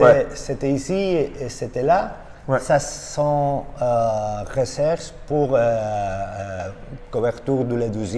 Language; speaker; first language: French; non-native, learner; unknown